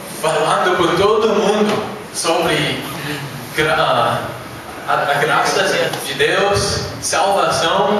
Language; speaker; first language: Portuguese; non-native, learner; English